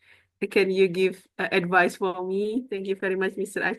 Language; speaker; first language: English; non-native, learner; Indonesian